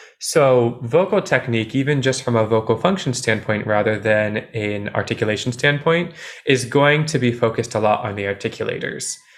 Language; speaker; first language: English; native; English